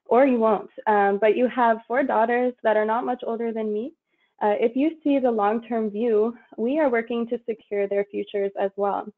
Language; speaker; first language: English; native; English